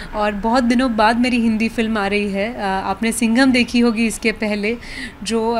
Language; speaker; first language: Hindi; non-native, local second language; Marathi